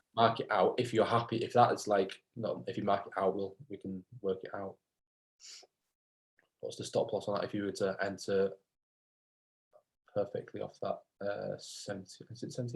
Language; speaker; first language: English; native; English